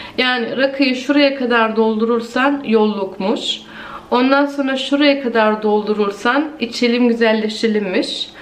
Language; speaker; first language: Turkish; early bilingual, heritage; Turkish